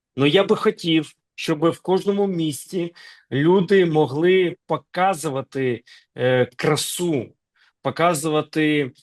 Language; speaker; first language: Ukrainian; non-native, local second language; Russian